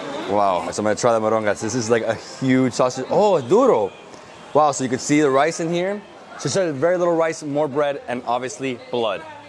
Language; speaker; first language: English; early bilingual, other home language; Spanish